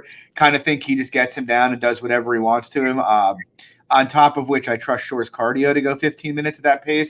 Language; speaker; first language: English; native; English